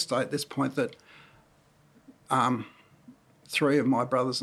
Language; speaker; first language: English; native; English